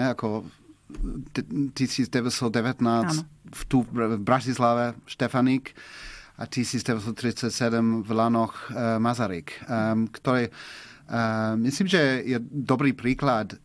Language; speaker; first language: Slovak; non-native, fluent; English